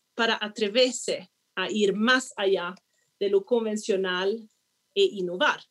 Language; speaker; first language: Spanish; non-native, fluent; Swedish